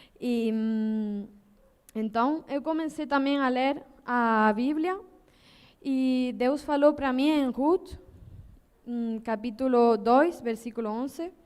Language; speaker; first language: Portuguese; non-native, learner; Spanish